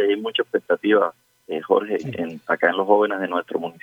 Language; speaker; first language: Spanish; native; Spanish